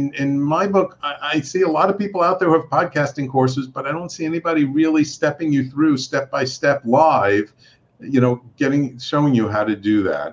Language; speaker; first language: English; native; English